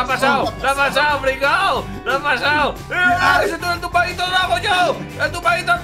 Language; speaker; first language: Spanish; native; Spanish